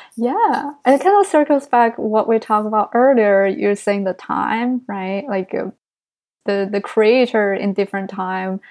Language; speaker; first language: English; non-native, fluent; Chinese